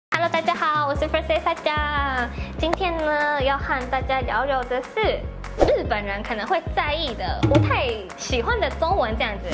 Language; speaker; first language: Chinese; non-native, fluent; Japanese